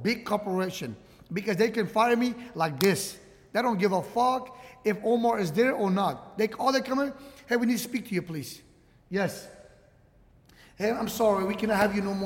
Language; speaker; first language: English; early bilingual, other home language; Arabic